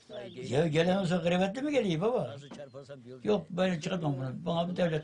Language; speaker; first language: Turkish; native; Turkish